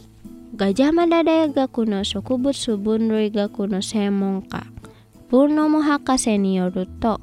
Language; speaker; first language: Japanese; non-native, fluent; Indonesian